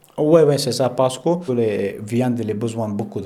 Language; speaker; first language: French; non-native, learner; Pashto